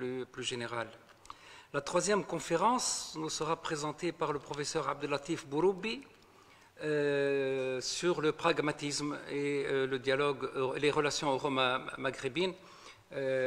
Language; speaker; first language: French; non-native, local second language; Arabic